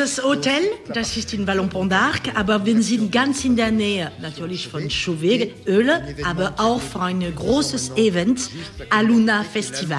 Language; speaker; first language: German; non-native, learner; French